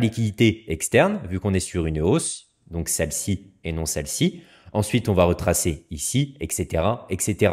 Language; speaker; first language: French; native; French